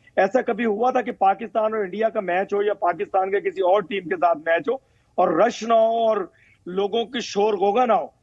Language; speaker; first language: Urdu; native; Urdu